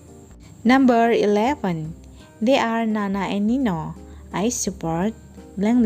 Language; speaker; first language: English; non-native, fluent; Indonesian